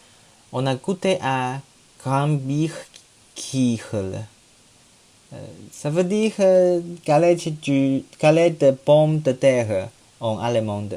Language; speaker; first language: French; non-native, learner; Chinese